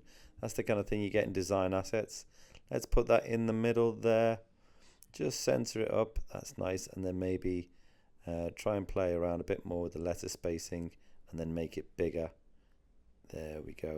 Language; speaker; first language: English; native; English